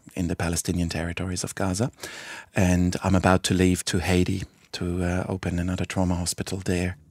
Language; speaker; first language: English; non-native, fluent; Swiss German